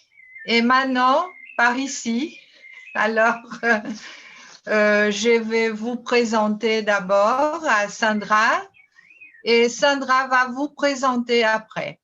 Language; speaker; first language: French; non-native, fluent; Portuguese